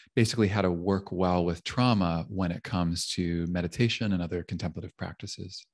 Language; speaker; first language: English; native; English